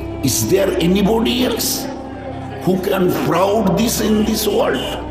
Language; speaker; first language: English; non-native, local second language; Bangla